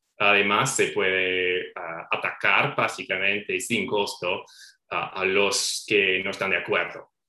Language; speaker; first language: Spanish; non-native, fluent; English